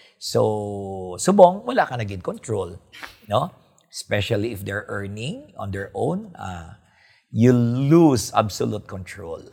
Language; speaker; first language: English; non-native, local second language; Hiligaynon